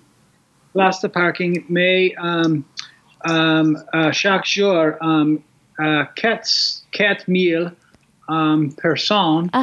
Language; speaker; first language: French; non-native, learner; English